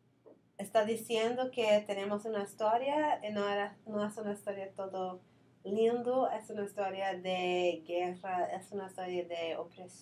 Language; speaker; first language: Spanish; non-native, fluent; English